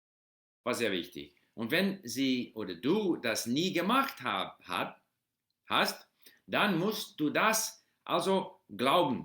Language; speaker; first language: German; non-native, learner; English